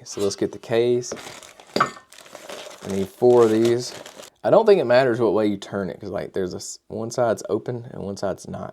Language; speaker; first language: English; native; English